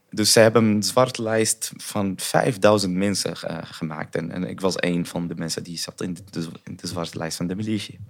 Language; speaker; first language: Dutch; non-native, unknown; Arabic